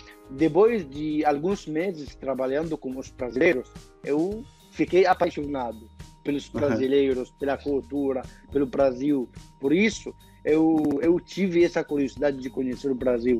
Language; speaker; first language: Portuguese; non-native, fluent; Arabic